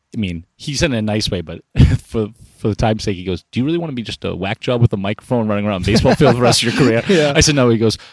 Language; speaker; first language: English; native; English